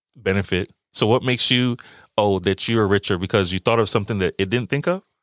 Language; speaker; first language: English; early bilingual, other home language; Yoruba